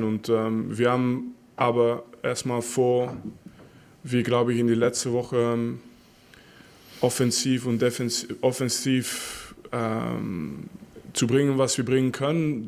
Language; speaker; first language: German; non-native, fluent; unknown